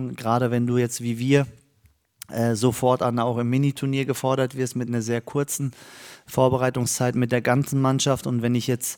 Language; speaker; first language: German; native; German